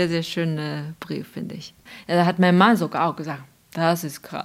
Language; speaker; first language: German; non-native, fluent; Chinese